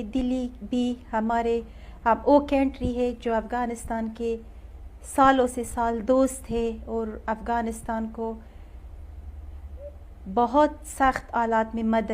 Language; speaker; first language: Hindi; non-native, learner; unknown